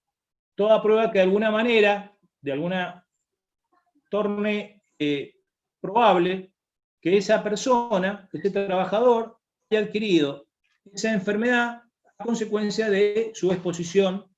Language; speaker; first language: Spanish; native; Spanish